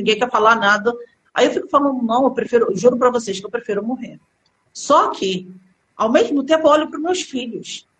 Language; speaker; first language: Portuguese; early bilingual, other home language; Arabic